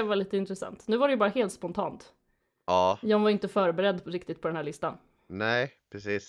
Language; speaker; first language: Swedish; native; Swedish